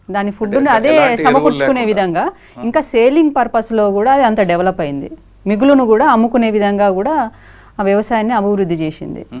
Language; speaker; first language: Telugu; native; Telugu